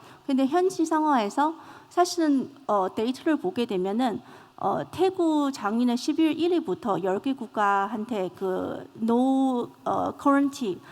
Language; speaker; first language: Korean; non-native, fluent; Chinese